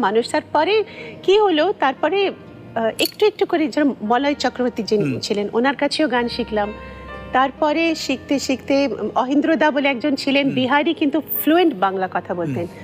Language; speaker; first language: Bangla; non-native, local second language; Tamil